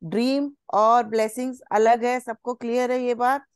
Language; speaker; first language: Hindi; non-native, local second language; Bangla